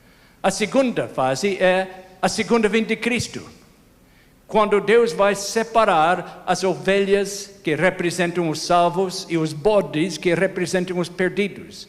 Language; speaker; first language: Portuguese; non-native, fluent; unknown